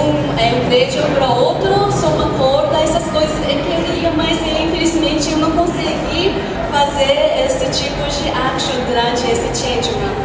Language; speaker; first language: Portuguese; non-native, fluent; Japanese